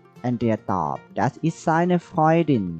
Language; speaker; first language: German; non-native, fluent; Thai